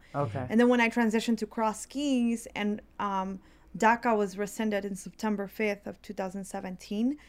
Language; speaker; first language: English; early bilingual, other home language; Spanish